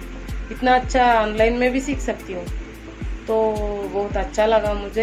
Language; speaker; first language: Hindi; non-native, local second language; Kannada